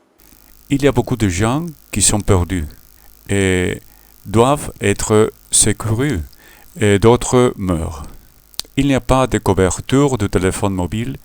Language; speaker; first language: French; non-native, learner; Spanish